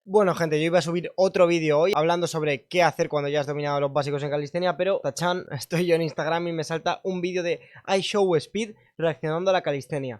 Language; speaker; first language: Spanish; native; Spanish